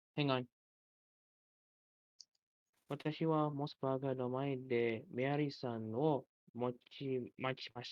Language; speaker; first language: Japanese; non-native, learner; English